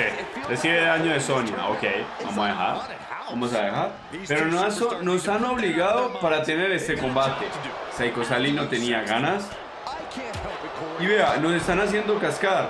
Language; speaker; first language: Spanish; native; Spanish